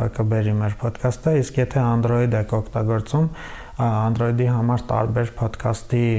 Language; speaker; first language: Armenian; native; Armenian